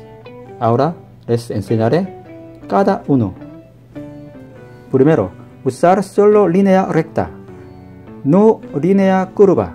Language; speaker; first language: Spanish; non-native, learner; Korean